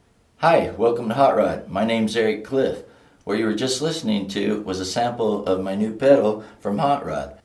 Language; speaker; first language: English; native; English